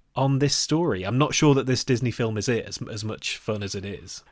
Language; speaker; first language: English; native; English